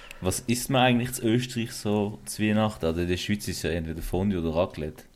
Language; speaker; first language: German; early bilingual, other home language; Kurdish